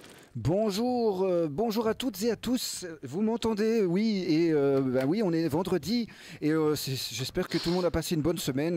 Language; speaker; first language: French; native; French